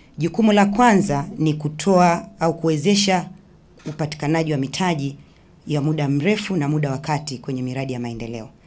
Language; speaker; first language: Swahili; native; Swahili